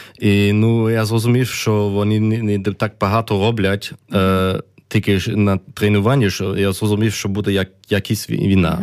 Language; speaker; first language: Ukrainian; early bilingual, heritage; Ukrainian